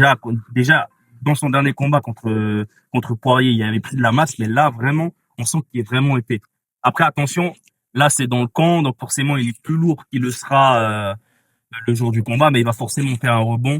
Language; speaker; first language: French; native; French